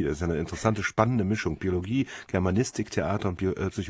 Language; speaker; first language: German; native; German